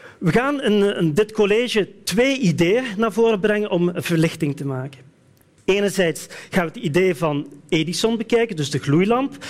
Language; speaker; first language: Dutch; native; Dutch